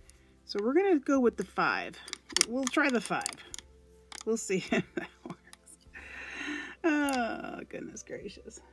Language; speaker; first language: English; native; English